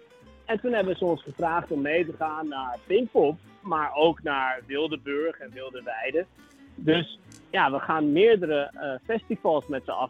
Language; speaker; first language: Dutch; native; Dutch